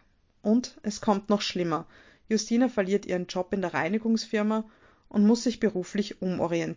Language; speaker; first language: German; native; German